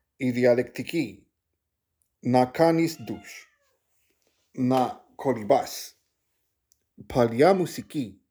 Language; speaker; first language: Greek; non-native, learner; Maltese